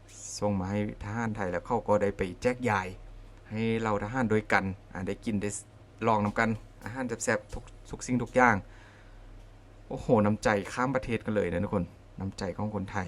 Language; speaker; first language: Thai; non-native, local second language; Northeastern Thai